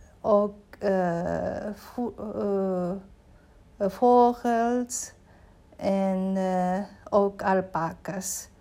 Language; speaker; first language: Dutch; non-native, learner; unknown